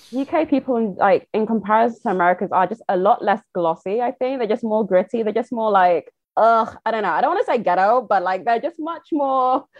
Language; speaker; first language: English; native; English